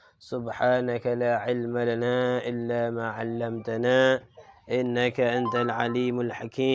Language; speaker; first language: Arabic; non-native, fluent; Indonesian